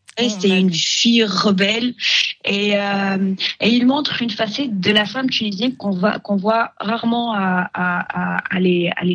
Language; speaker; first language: French; non-native, local second language; Arabic